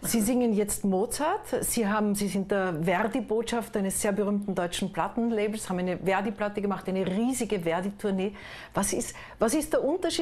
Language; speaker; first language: German; native; German